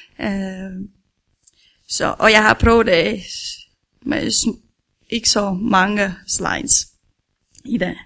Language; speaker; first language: Danish; non-native, learner; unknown